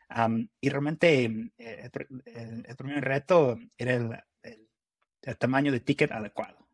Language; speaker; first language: Spanish; non-native, fluent; English